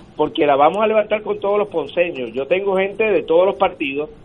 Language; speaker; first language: Spanish; native; Spanish